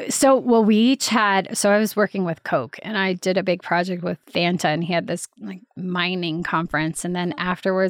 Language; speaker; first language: English; native; English